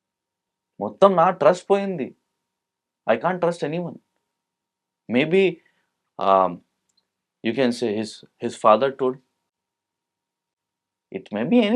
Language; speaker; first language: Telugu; non-native, local second language; Hindi